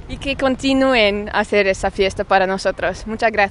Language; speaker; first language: Spanish; non-native, learner; Russian